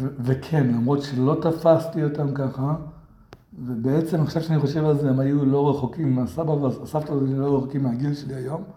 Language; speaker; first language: Hebrew; early bilingual, other home language; English